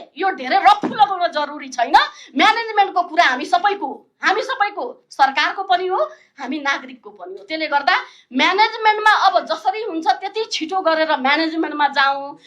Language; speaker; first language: Nepali; native; Nepali